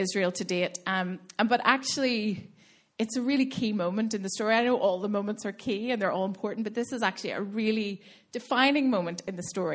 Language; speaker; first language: English; native; English